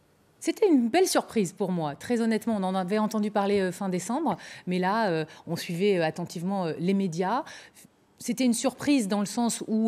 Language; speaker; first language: French; native; French